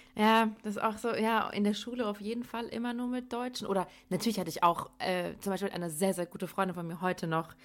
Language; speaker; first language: German; native; German